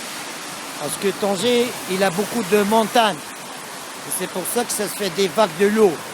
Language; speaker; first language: French; non-native, local second language; Arabic